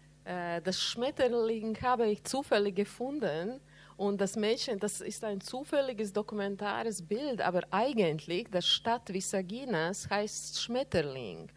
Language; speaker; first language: German; non-native, learner; Latvian